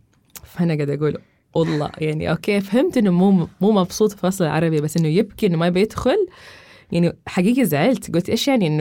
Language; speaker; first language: Arabic; native; Arabic